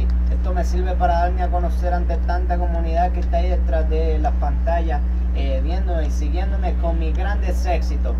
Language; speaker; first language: Spanish; native; Spanish